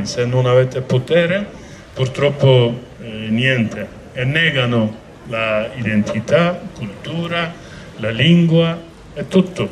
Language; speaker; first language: Italian; non-native, learner; Kurdish